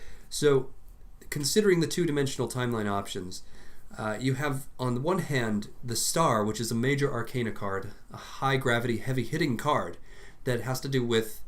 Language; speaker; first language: English; native; English